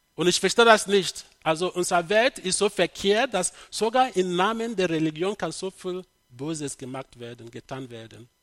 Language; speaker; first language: German; non-native, fluent; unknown